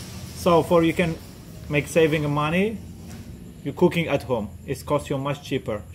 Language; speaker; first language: English; non-native, learner; French